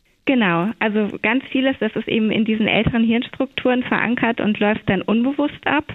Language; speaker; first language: German; native; German